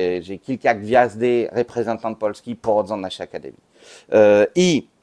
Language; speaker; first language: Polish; non-native, learner; French